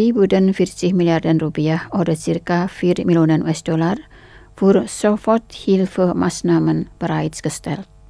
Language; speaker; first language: German; non-native, fluent; Indonesian